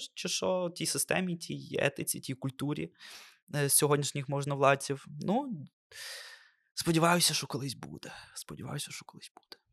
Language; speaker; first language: Ukrainian; non-native, local second language; Russian